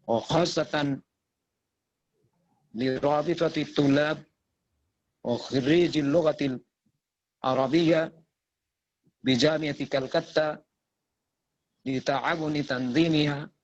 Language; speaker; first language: Arabic; non-native, fluent; Bangla